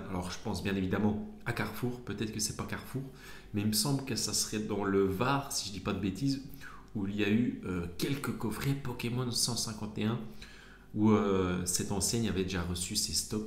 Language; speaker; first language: French; native; French